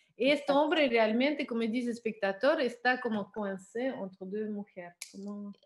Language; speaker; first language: Spanish; non-native, learner; Russian